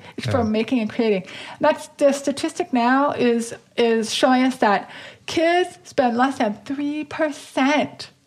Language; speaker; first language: English; native; English